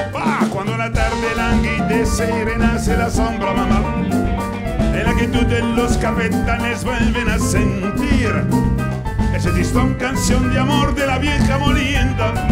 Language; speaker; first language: German; non-native, fluent; Spanish